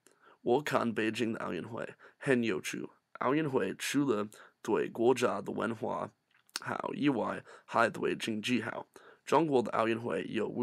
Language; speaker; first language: Chinese; non-native, learner; English